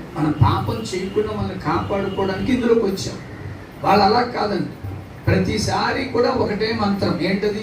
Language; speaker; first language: Telugu; non-native, local second language; Tamil